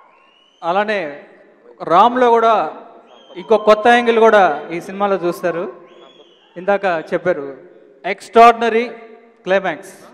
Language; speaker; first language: Telugu; native; Telugu